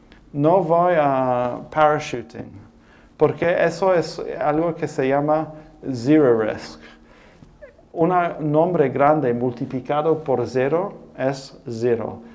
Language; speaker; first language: Spanish; non-native, fluent; English